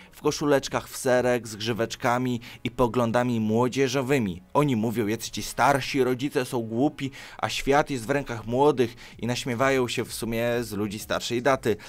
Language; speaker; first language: Polish; early bilingual, other home language; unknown